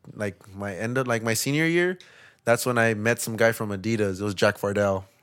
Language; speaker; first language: English; native; English